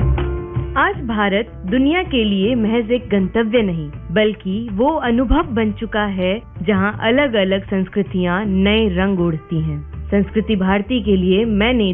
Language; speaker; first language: Hindi; native; Hindi